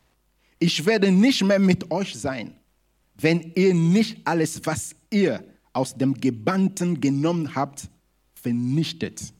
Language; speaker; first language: German; non-native, fluent; Lingala